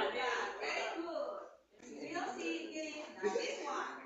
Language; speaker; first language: English; non-native, learner; Indonesian